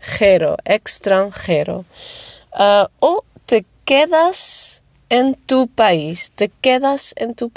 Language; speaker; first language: Spanish; non-native, fluent; Dutch